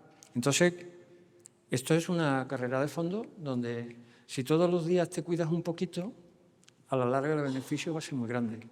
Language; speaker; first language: Spanish; native; Spanish